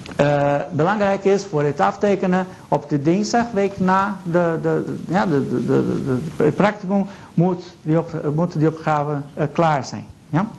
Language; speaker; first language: Dutch; non-native, fluent; Portuguese